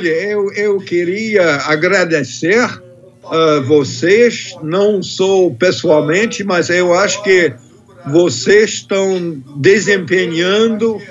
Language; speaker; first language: Portuguese; non-native, fluent; English